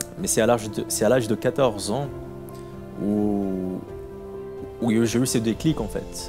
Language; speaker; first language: French; non-native, fluent; Portuguese